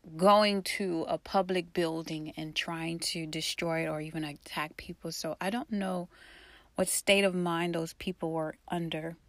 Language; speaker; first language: English; early bilingual, other home language; Haitian Creole